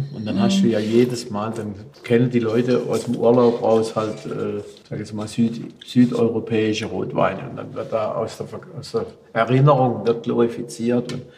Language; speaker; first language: German; native; German